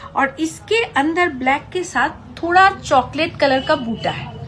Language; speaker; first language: Hindi; non-native, local second language; Bangla